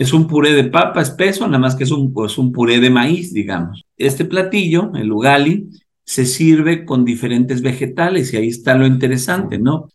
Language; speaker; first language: Spanish; native; Spanish